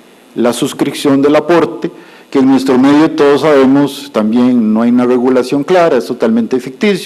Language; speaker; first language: Spanish; native; Spanish